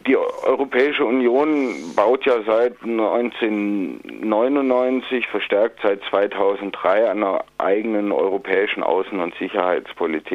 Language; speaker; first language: German; native; German